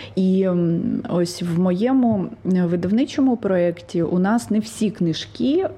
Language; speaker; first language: Ukrainian; non-native, local second language; Russian